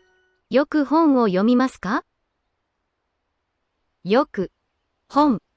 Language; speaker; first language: Japanese; non-native, learner; Filipino